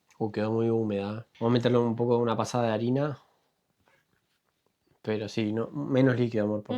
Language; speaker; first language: Spanish; native; Spanish